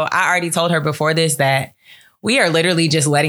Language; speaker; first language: English; native; English